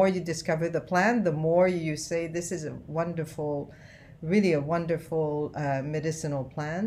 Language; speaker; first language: English; non-native, fluent; French